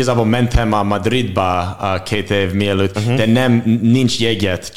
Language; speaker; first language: Hungarian; non-native, learner; English